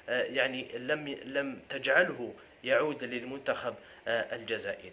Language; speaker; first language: Arabic; native; Arabic